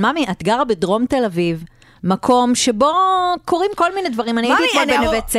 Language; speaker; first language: Hebrew; native; Hebrew